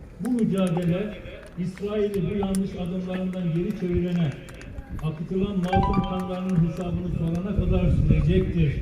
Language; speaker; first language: Turkish; native; Turkish